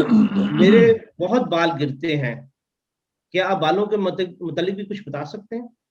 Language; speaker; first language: Urdu; native; Urdu